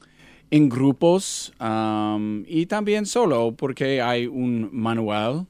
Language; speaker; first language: Spanish; non-native, learner; English